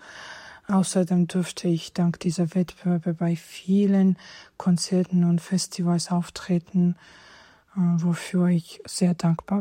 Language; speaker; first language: German; non-native, fluent; Georgian